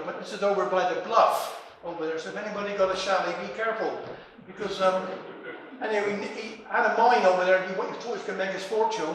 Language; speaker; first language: English; native; English